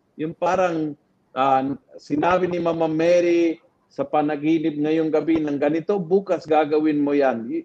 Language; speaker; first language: Filipino; non-native, fluent; Spanish